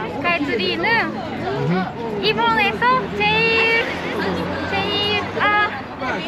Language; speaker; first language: Korean; non-native, learner; Japanese